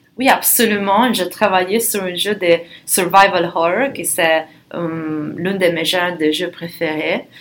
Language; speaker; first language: French; non-native, fluent; Italian